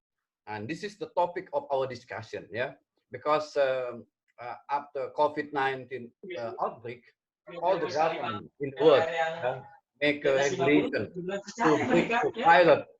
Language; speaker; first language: English; non-native, learner; Indonesian